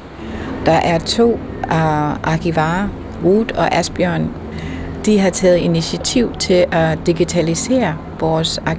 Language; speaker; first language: Danish; non-native, fluent; English